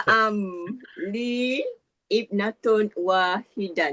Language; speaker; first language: Arabic; non-native, learner; Malay